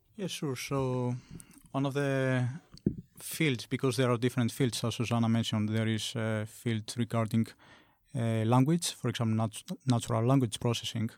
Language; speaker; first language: English; non-native, fluent; Greek